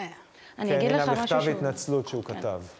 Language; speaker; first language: Hebrew; native; Hebrew